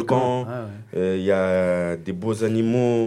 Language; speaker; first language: French; early bilingual, other home language; Kabuverdianu